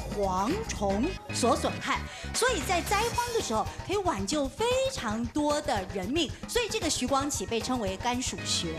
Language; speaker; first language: Chinese; native; Chinese